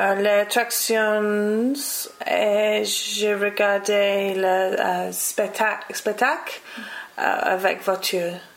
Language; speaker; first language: French; non-native, learner; English